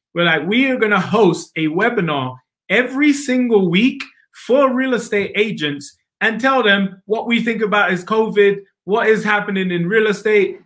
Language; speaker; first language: English; native; English